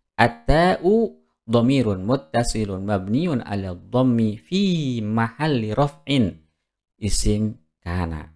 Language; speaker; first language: Arabic; non-native, fluent; Indonesian